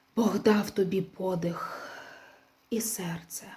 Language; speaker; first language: Ukrainian; non-native, local second language; Russian